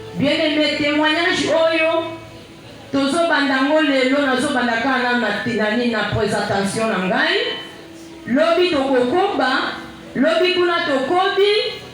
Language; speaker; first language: Lingala; native; Lingala